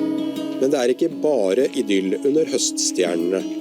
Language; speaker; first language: Norwegian; native; Norwegian